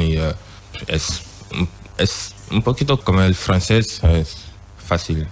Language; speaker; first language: Spanish; non-native, learner; French